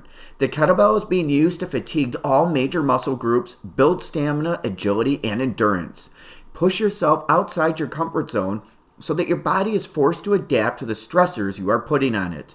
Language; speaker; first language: English; native; English